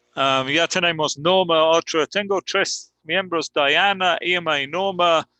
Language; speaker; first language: Spanish; non-native, fluent; English